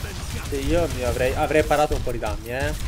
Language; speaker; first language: Italian; native; Italian